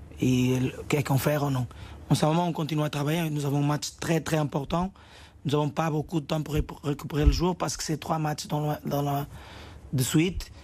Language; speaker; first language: French; non-native, fluent; Portuguese